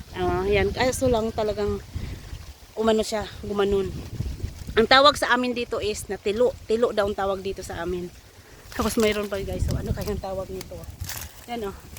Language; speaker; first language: Filipino; non-native, local second language; Cebuano